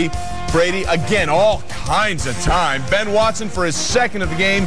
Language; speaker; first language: English; native; English